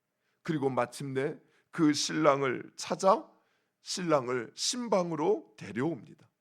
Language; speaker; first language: Korean; native; Korean